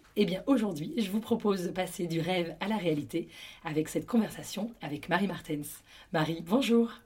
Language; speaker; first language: French; native; French